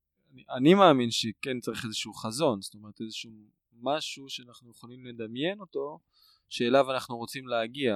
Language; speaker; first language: Hebrew; native; Hebrew